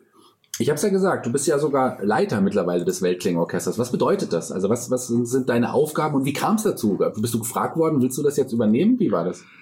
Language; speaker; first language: German; native; German